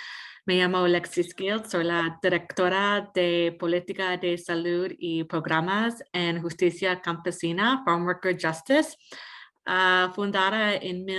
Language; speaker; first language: Spanish; non-native, fluent; English